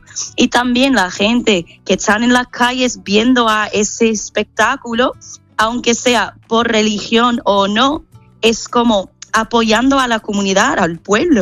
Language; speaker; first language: Spanish; non-native, fluent; English